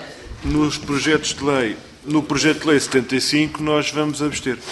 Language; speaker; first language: Portuguese; native; Portuguese